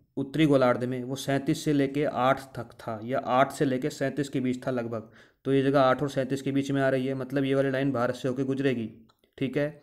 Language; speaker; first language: Hindi; native; Hindi